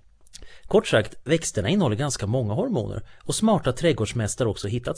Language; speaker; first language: Swedish; native; Swedish